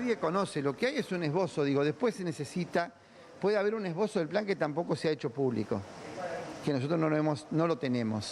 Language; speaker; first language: Spanish; native; Spanish